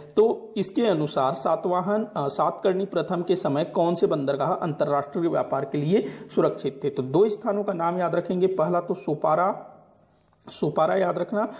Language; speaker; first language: Hindi; non-native, local second language; Marathi